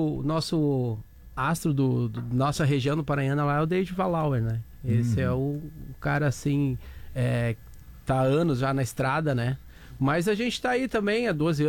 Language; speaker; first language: Portuguese; native; Portuguese